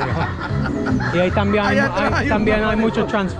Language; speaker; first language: Spanish; non-native, learner; English